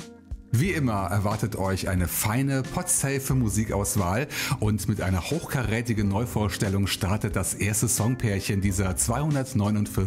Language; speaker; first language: German; native; German